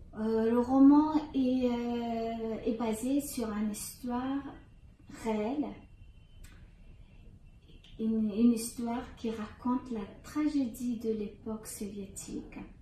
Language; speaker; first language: French; non-native, fluent; Mongolian